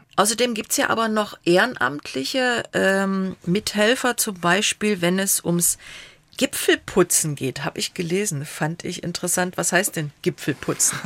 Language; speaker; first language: German; native; German